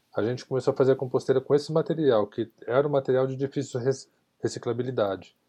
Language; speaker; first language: Portuguese; native; Portuguese